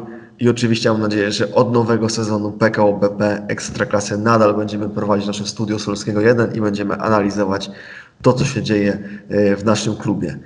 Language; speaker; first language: Polish; native; Polish